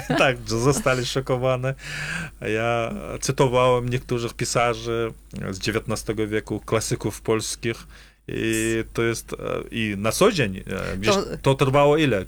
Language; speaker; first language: Polish; non-native, fluent; Kazakh